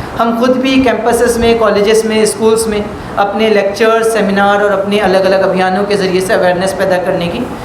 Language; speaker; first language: Hindi; native; Hindi